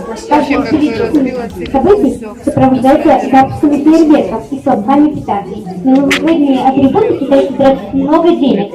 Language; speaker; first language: Russian; native; Russian